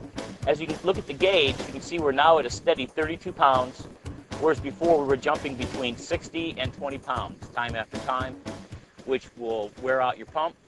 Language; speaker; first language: English; native; English